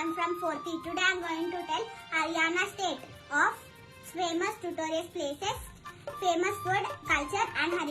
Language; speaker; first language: English; non-native, local second language; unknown